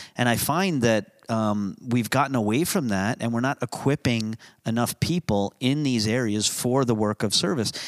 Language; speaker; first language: English; native; English